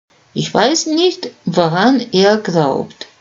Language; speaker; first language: German; non-native, fluent; Russian